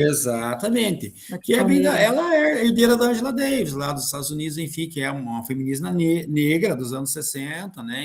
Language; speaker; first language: Portuguese; native; Portuguese